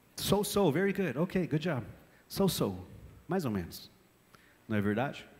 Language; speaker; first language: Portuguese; non-native, fluent; English